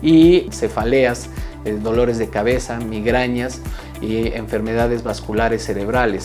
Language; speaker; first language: Spanish; native; Spanish